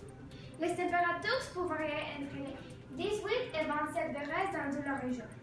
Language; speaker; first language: French; non-native, learner; Spanish